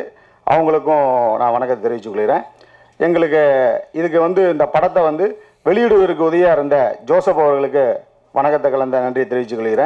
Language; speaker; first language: Tamil; native; Tamil